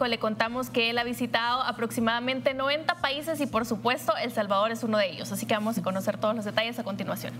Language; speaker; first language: Spanish; native; Spanish